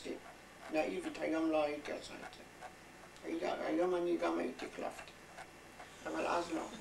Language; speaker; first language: Hebrew; non-native, fluent; German